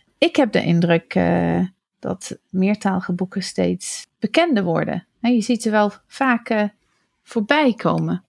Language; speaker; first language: Dutch; non-native, fluent; English